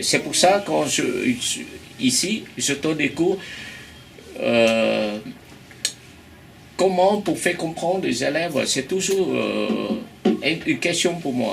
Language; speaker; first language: French; non-native, fluent; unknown